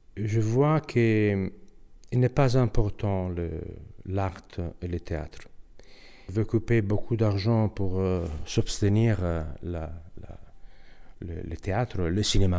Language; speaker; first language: French; non-native, fluent; Italian